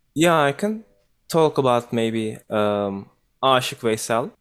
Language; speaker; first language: English; non-native, fluent; Turkish